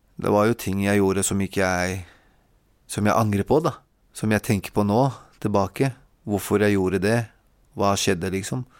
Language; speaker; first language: Norwegian; early bilingual, other home language; Kurdish